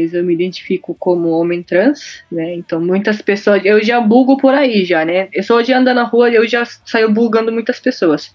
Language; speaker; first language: Portuguese; early bilingual, other home language; Japanese